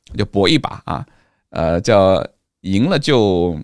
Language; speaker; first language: Chinese; native; Chinese